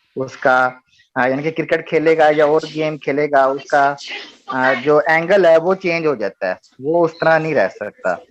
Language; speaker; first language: Urdu; non-native, local second language; Punjabi